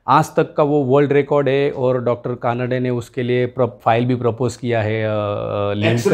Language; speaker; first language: Hindi; non-native, local second language; Marathi